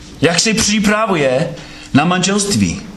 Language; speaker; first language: Czech; non-native, fluent; English